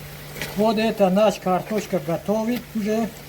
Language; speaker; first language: Russian; non-native, learner; Tajik